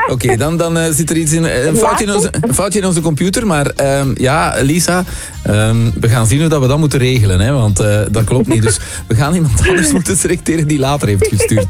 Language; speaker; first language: Dutch; native; Dutch